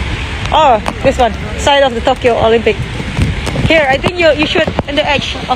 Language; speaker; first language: English; non-native, fluent; Indonesian